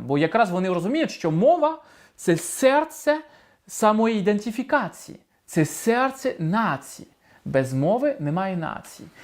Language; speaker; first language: Ukrainian; non-native, fluent; French